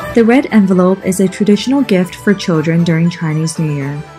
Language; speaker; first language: English; native; English